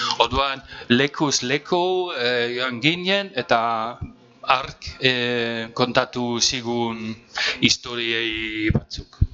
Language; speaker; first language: Basque; non-native, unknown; German